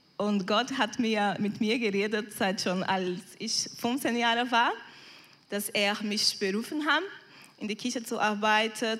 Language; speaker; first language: German; non-native, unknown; Portuguese